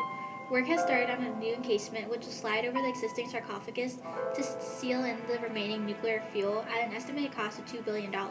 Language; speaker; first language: English; native; English